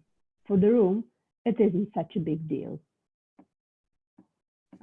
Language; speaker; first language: English; non-native, fluent; Russian